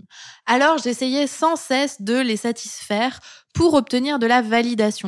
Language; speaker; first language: French; native; French